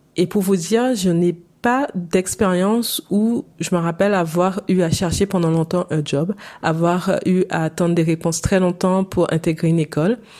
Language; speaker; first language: French; native; French